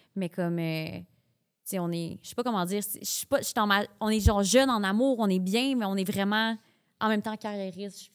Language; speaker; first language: French; native; French